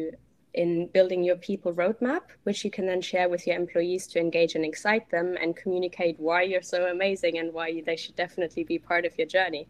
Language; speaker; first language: English; non-native, fluent; German